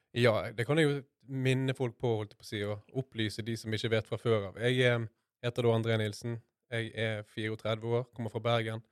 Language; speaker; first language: Norwegian; native; Norwegian